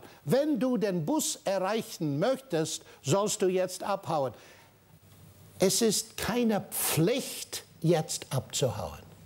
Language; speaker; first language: German; non-native, fluent; English